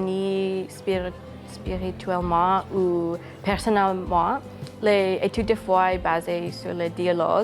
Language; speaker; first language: French; non-native, fluent; English